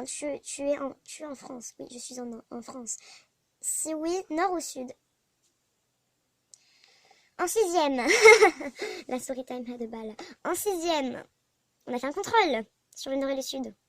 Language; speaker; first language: French; native; French